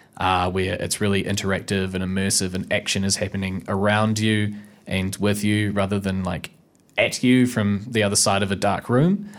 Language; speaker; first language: English; native; English